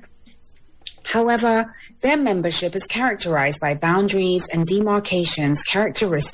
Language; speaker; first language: English; native; English